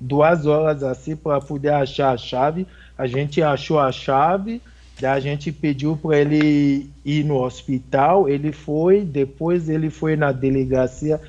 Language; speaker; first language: Portuguese; non-native, fluent; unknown